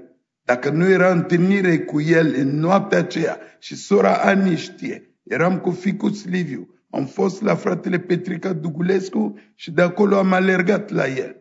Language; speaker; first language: Romanian; non-native, fluent; French